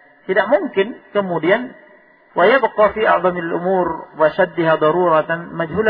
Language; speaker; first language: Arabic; non-native, fluent; Indonesian